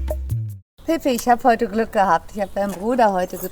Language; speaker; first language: German; native; German